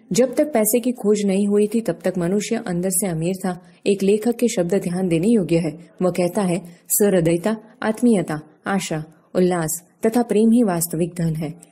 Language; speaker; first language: Hindi; non-native, local second language; Gujarati